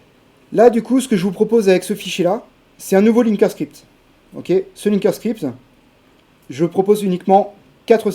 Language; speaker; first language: French; native; French